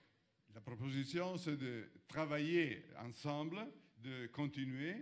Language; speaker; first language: French; non-native, fluent; Italian